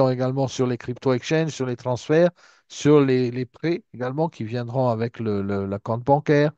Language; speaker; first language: French; native; French